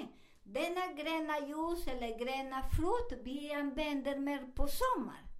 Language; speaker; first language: Swedish; non-native, fluent; Spanish